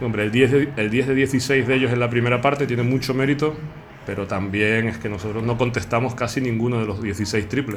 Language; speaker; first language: Spanish; native; Spanish